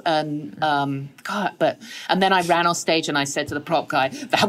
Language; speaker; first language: English; native; English